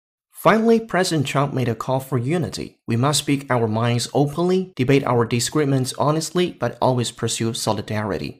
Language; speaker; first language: English; non-native, fluent; Chinese